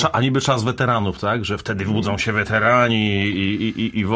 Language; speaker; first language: Polish; native; Polish